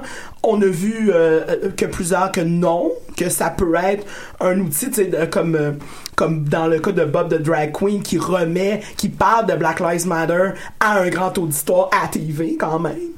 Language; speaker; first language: French; native; French